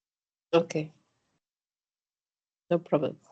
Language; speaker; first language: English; non-native, learner; Spanish